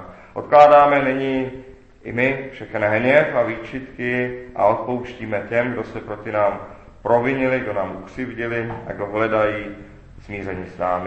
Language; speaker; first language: Czech; native; Czech